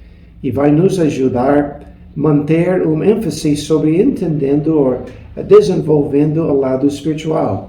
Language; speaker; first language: Portuguese; non-native, fluent; English